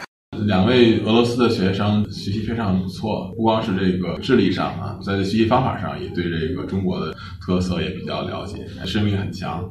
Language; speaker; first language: Chinese; native; Chinese